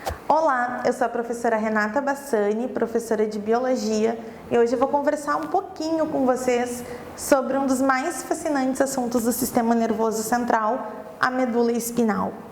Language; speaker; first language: Portuguese; native; Portuguese